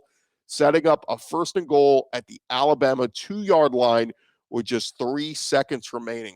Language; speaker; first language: English; native; English